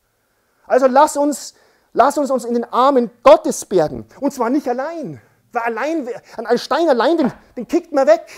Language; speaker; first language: German; native; German